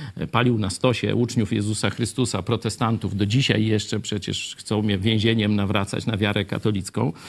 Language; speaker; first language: Polish; native; Polish